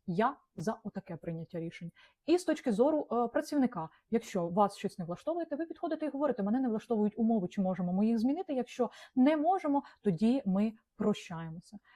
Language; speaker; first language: Ukrainian; non-native, local second language; Russian